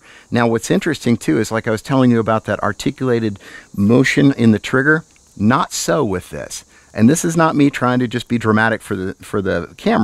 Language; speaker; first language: English; native; English